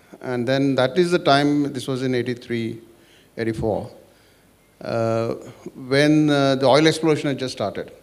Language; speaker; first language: English; non-native, local second language; Marathi